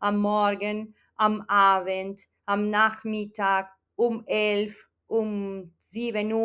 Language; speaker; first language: German; non-native, fluent; Spanish